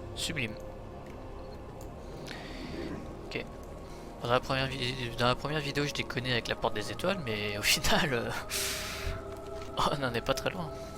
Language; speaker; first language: French; native; French